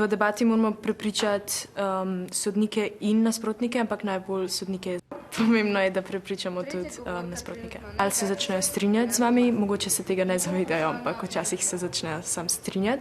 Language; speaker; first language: Slovenian; native; Slovenian